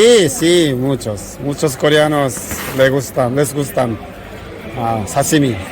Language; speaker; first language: Spanish; non-native, learner; Korean